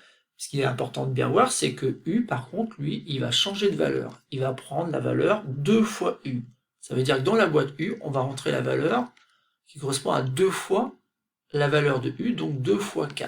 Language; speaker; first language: French; native; French